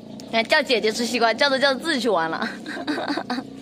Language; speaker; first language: Chinese; native; Chinese